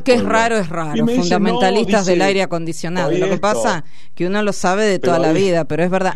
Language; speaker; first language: Spanish; native; Spanish